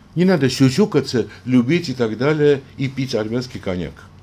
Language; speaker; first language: Russian; non-native, local second language; Armenian